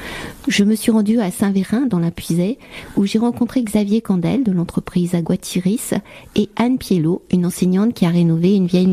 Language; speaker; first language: French; native; French